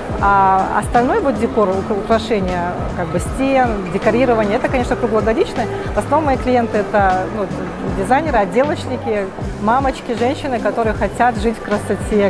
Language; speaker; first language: Russian; native; Russian